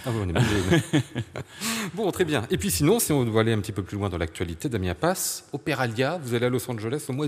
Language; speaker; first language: French; native; French